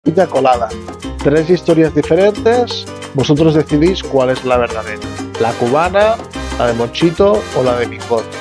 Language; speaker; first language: Spanish; native; Spanish